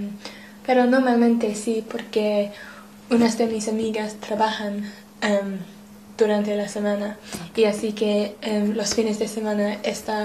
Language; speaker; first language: Spanish; non-native, learner; English